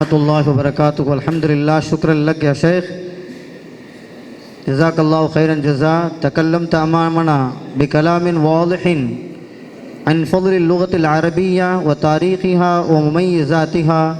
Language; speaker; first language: Arabic; non-native, fluent; Tamil